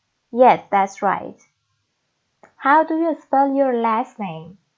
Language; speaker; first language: English; non-native, fluent; Persian